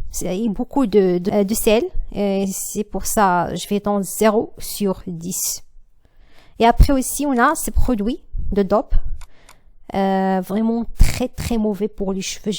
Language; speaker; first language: French; non-native, learner; Arabic